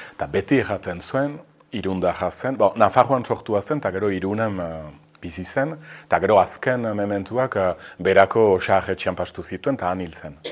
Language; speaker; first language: Basque; native; Basque